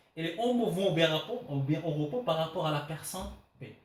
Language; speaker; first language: French; non-native, local second language; Arabic